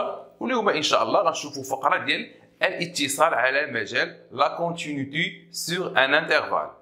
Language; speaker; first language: Arabic; native; Arabic